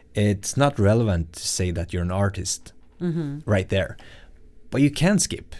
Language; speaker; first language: English; non-native, fluent; Swedish